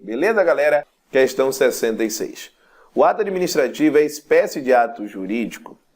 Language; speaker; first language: Portuguese; native; Portuguese